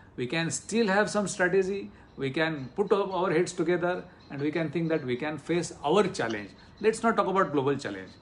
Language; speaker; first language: English; non-native, local second language; Marathi